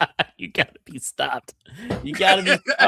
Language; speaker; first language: English; native; English